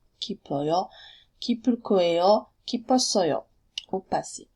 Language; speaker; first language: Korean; non-native, fluent; French